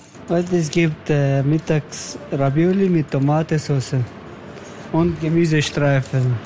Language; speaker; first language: German; non-native, learner; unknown